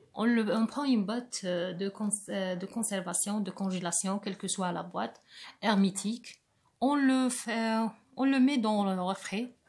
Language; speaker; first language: French; non-native, local second language; Arabic